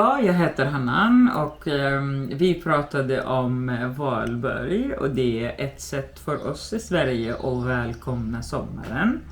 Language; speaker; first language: Swedish; non-native, fluent; Arabic